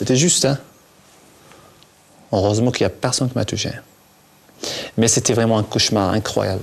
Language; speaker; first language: French; non-native, local second language; Arabic